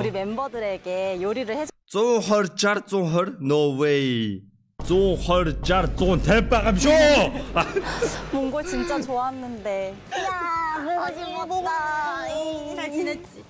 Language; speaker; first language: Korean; non-native, fluent; Mongolian